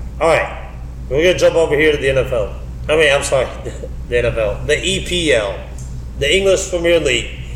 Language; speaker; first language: English; native; English